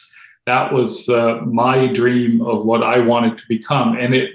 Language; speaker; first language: English; non-native, fluent; German